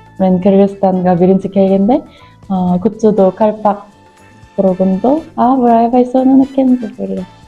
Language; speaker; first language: Kyrgyz; non-native, learner; Korean